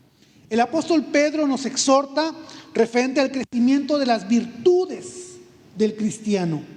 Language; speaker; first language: Spanish; native; Spanish